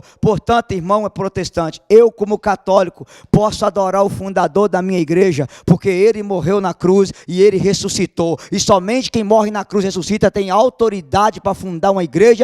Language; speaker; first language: Portuguese; native; Portuguese